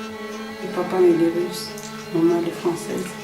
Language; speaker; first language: French; early bilingual, heritage; Russian